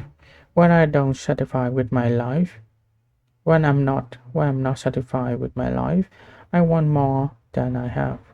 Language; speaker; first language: English; non-native, learner; Vietnamese